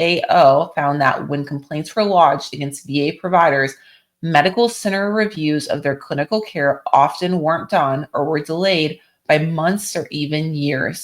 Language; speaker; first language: English; native; English